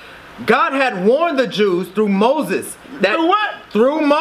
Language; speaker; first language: English; native; English